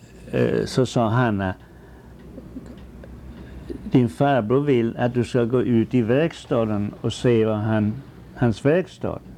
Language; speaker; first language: Swedish; early bilingual, heritage; Swedish